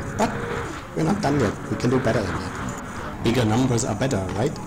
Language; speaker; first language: English; non-native, fluent; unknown